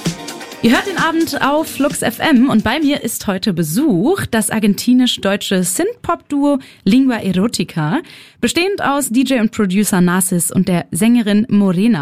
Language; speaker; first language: German; native; German